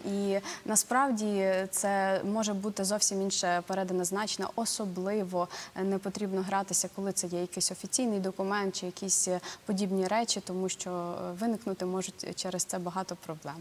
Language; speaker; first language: Ukrainian; native; Ukrainian